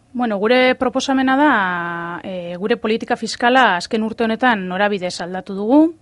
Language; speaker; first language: Basque; native; Basque